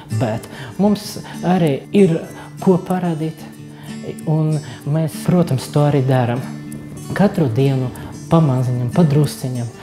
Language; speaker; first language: Latvian; non-native, local second language; Russian